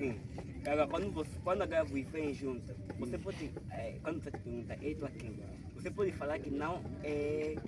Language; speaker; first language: Portuguese; non-native, learner; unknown